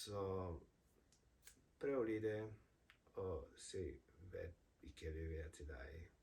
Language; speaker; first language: Danish; non-native, fluent; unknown